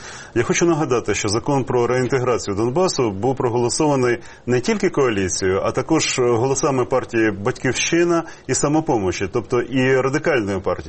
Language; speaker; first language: Ukrainian; native; Ukrainian